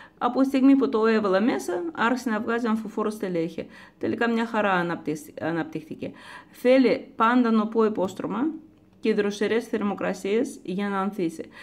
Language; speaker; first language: Greek; non-native, fluent; Russian